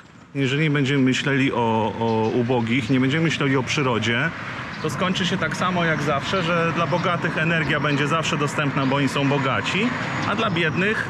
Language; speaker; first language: Polish; native; Polish